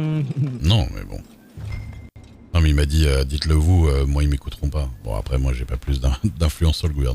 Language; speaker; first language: French; native; French